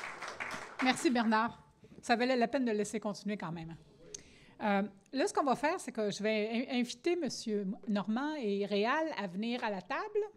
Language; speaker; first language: French; native; French